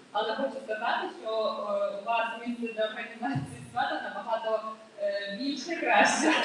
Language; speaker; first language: Ukrainian; non-native, learner; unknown